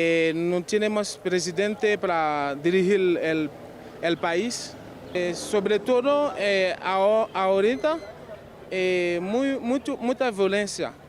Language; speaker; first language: Spanish; non-native, fluent; Haitian Creole